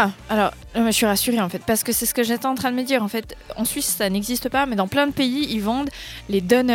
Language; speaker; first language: French; native; French